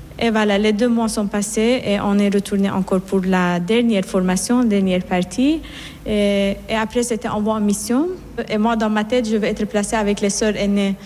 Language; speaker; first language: French; non-native, fluent; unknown